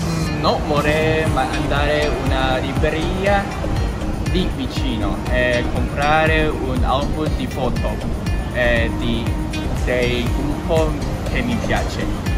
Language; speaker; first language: Italian; non-native, learner; Chinese